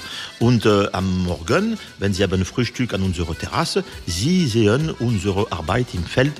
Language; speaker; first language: German; non-native, fluent; French